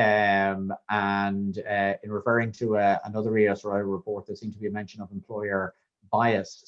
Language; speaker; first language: English; native; English